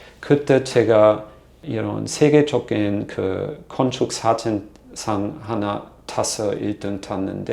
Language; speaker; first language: Korean; non-native, learner; German